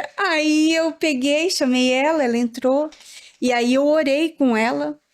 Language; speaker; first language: Portuguese; native; Portuguese